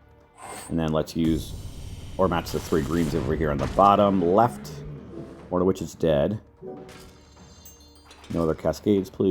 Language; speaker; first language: English; native; English